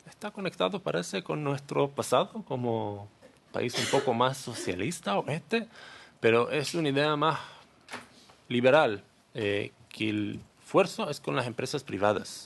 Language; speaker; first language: Spanish; non-native, learner; Hebrew